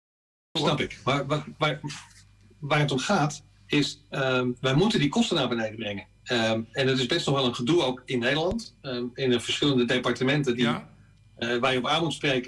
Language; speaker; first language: Dutch; native; Dutch